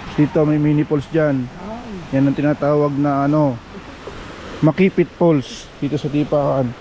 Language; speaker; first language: Filipino; native; Filipino